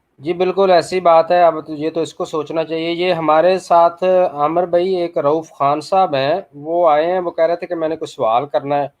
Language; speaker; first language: Urdu; non-native, local second language; Punjabi